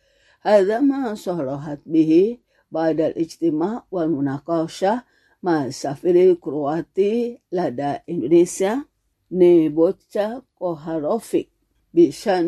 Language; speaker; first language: Arabic; non-native, fluent; Indonesian